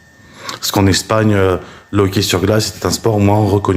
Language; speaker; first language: French; native; French